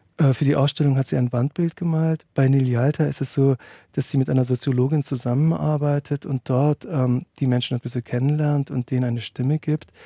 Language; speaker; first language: German; early bilingual, other home language; Turkish